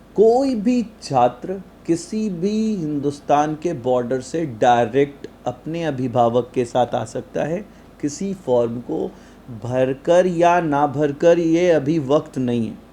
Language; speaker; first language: Hindi; native; Hindi